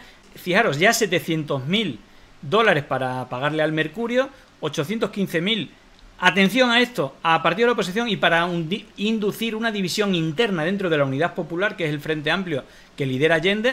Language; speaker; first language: Spanish; native; Spanish